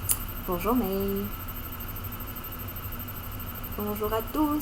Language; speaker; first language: French; non-native, fluent; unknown